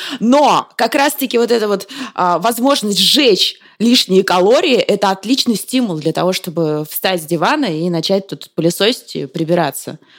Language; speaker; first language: Russian; native; Russian